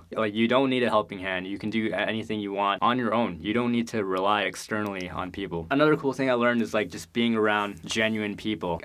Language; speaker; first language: English; native; English